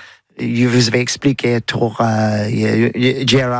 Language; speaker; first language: French; non-native, learner; English